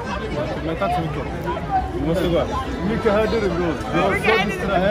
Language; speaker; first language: Swedish; non-native, fluent; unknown